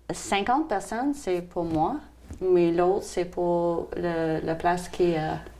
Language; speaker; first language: French; non-native, local second language; English